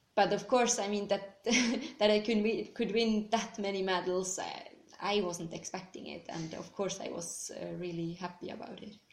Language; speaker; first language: English; non-native, fluent; Swiss German